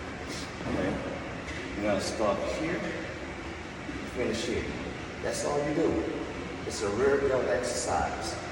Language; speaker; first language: English; native; English